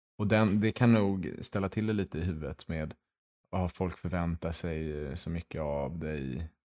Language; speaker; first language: Swedish; early bilingual, heritage; Swedish